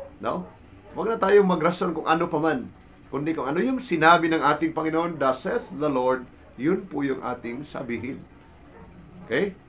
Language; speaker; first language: Filipino; non-native, local second language; Cebuano